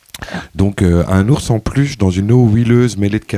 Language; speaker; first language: French; native; French